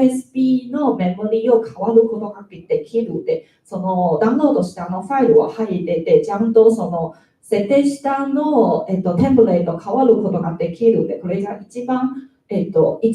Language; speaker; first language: Japanese; non-native, learner; Chinese